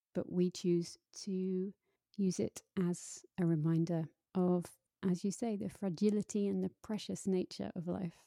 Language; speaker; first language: English; native; English